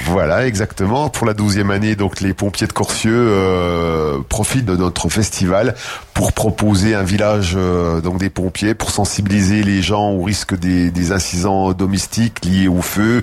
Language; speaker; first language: French; native; French